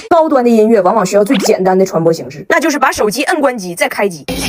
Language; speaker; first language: Chinese; native; Chinese